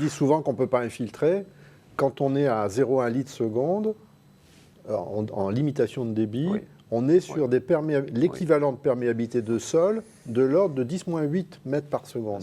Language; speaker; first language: French; native; French